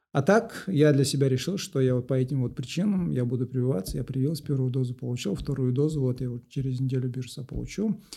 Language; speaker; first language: Russian; non-native, local second language; Kazakh